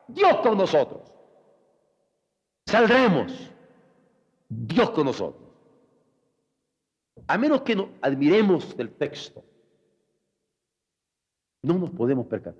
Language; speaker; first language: Spanish; native; Spanish